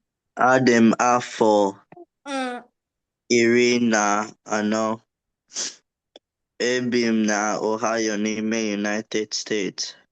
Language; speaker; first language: Igbo; non-native, learner; English